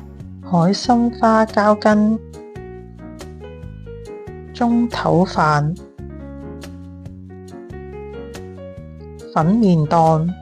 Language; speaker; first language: Chinese; native; Chinese